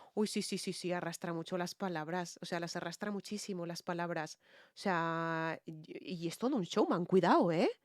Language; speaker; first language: Spanish; native; Spanish